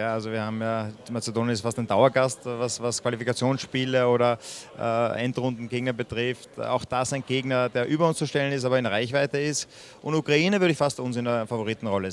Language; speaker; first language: German; native; German